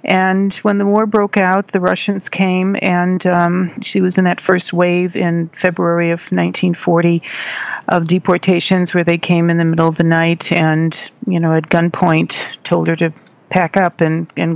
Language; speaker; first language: English; native; English